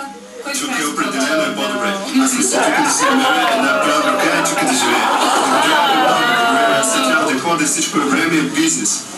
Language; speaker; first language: Bulgarian; non-native, learner; English